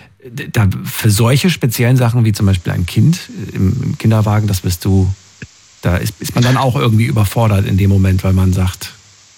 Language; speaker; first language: German; native; German